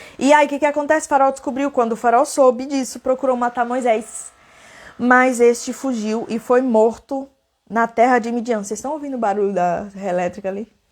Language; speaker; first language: Portuguese; native; Portuguese